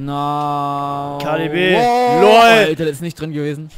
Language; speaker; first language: German; native; German